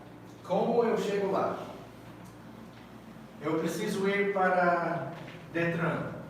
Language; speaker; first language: Portuguese; non-native, fluent; English